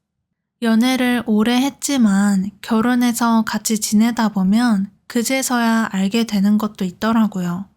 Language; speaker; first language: Korean; native; Korean